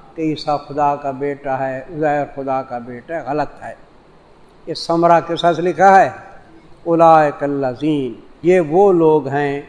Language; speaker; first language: Urdu; non-native, local second language; Saraiki